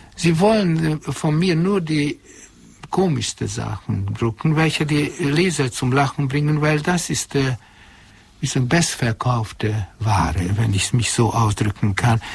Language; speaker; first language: German; non-native, fluent; Hungarian